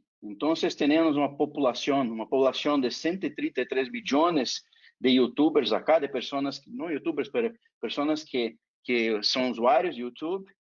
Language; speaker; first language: Spanish; non-native, fluent; Portuguese